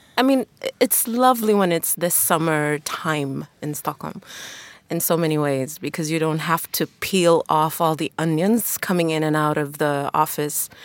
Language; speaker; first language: English; non-native, fluent; Wolof